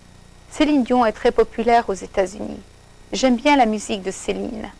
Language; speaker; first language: French; non-native, fluent; English